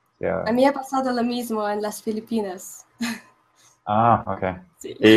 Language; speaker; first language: Spanish; non-native, learner; Russian